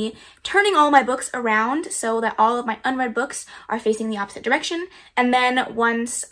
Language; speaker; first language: English; native; English